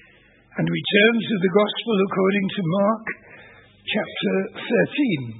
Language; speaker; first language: English; native; English